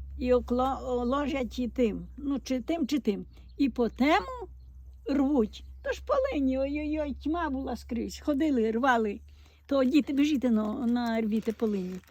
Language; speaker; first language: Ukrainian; native; Ukrainian